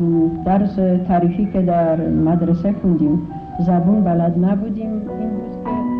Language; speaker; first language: Persian; non-native, fluent; Polish